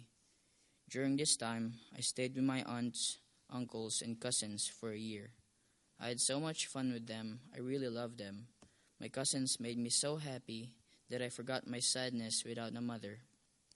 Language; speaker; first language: English; non-native, local second language; Filipino